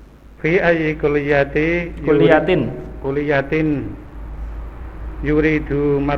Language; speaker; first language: Arabic; non-native, learner; Indonesian